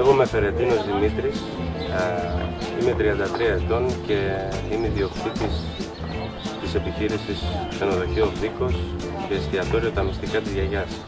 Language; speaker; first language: Greek; native; Greek